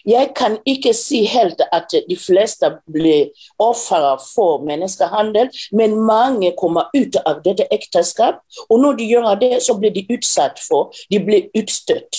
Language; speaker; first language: Norwegian; non-native, fluent; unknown